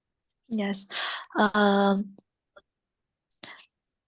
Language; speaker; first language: English; non-native, learner; Vietnamese